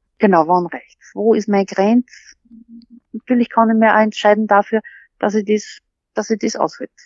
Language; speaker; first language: German; native; German